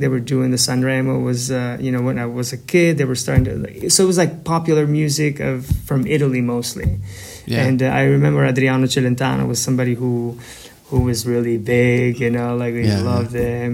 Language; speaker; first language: English; non-native, fluent; Albanian